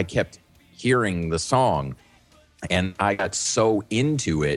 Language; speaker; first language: English; native; English